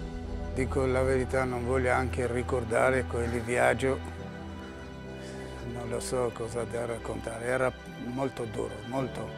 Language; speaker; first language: Italian; non-native, learner; Armenian